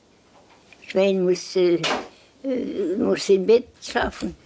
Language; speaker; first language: German; non-native, learner; Estonian